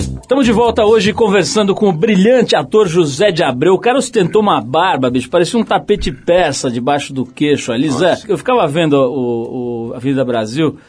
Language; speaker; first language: Portuguese; native; Portuguese